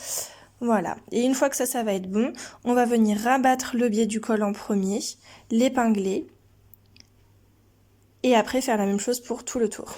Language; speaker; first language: French; native; French